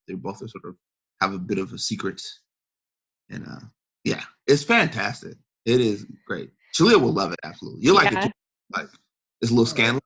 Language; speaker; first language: English; native; English